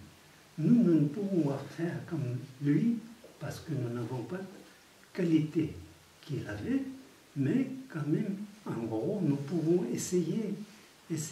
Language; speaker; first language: French; non-native, fluent; Tibetan